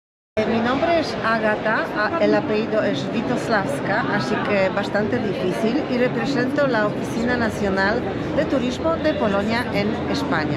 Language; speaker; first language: Spanish; non-native, fluent; Polish